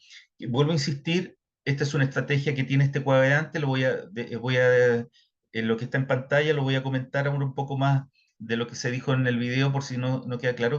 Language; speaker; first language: Spanish; native; Spanish